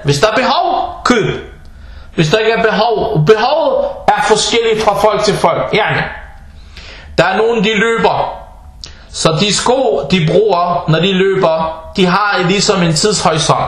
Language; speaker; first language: Danish; non-native, fluent; Arabic